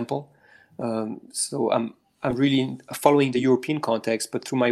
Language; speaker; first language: English; non-native, fluent; French